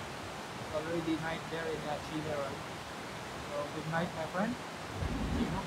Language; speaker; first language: English; non-native, local second language; Filipino